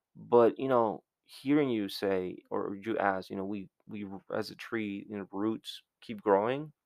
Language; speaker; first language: English; early bilingual, other home language; Spanish